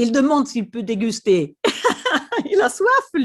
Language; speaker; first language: French; non-native, fluent; Swedish